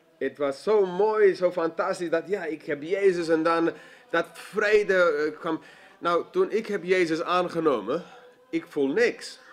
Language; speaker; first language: Dutch; non-native, fluent; English